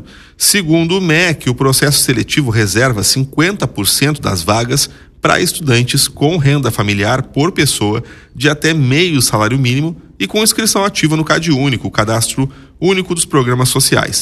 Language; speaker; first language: Portuguese; native; Portuguese